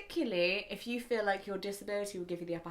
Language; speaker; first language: English; native; English